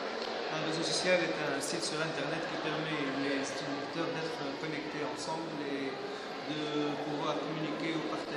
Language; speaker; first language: French; non-native, local second language; Arabic